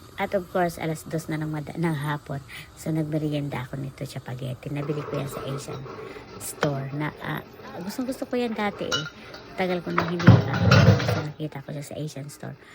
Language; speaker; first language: Filipino; native; Filipino